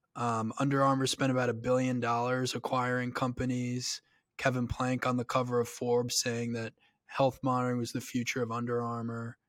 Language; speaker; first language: English; native; English